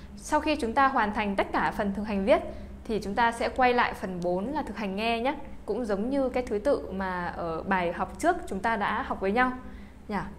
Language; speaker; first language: Vietnamese; native; Vietnamese